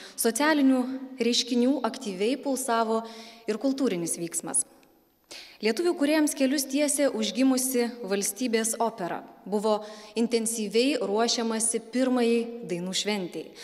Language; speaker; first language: Lithuanian; native; Lithuanian